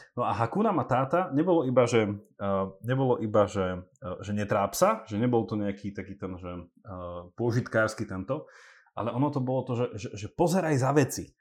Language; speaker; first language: Slovak; early bilingual, heritage; English